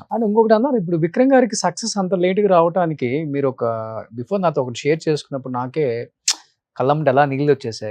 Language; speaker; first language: Telugu; native; Telugu